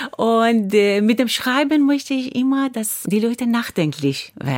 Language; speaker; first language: German; non-native, fluent; Persian